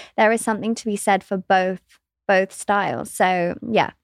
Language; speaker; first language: English; native; English